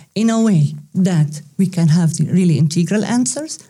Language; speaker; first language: English; non-native, fluent; Arabic